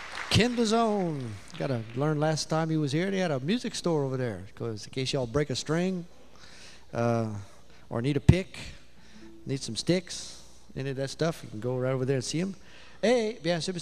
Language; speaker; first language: English; native; English